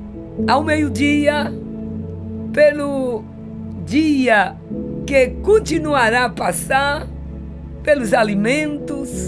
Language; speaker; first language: Portuguese; native; Portuguese